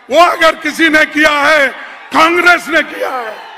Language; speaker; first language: Hindi; non-native, local second language; Kannada